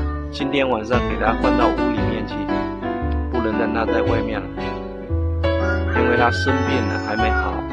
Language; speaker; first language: Chinese; native; Chinese